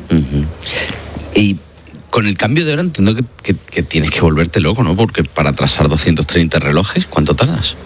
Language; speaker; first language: Spanish; native; Spanish